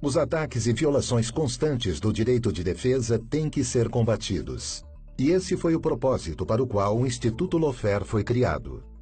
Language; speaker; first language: Portuguese; native; Portuguese